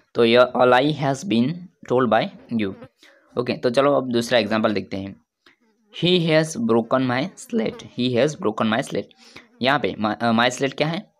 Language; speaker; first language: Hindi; non-native, local second language; Gujarati